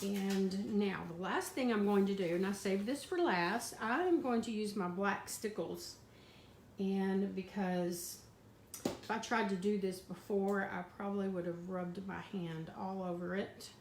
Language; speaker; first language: English; native; English